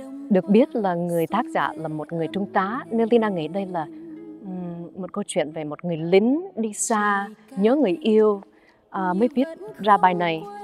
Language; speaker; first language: Vietnamese; early bilingual, heritage; Vietnamese